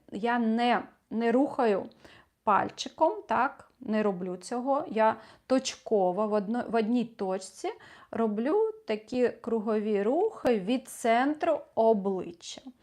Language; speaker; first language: Ukrainian; non-native, local second language; Russian